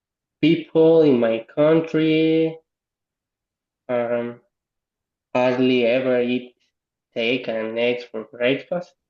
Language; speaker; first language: English; non-native, learner; Spanish